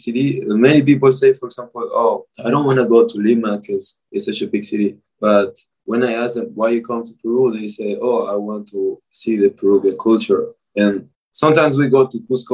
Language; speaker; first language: English; non-native, fluent; Spanish